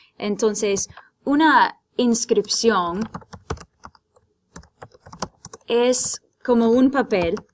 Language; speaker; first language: Spanish; non-native, fluent; English